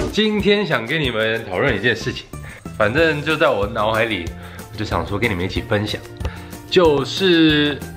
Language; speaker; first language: Chinese; early bilingual, heritage; Chinese